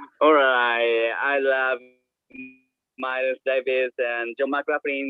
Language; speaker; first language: English; non-native, learner; Japanese